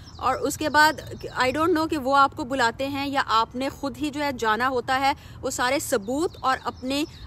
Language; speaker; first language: Urdu; native; Urdu